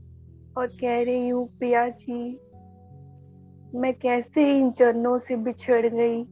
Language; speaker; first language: Hindi; native; Hindi